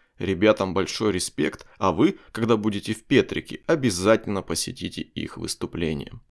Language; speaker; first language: Russian; native; Russian